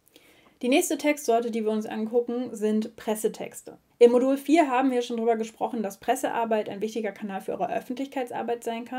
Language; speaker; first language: German; native; German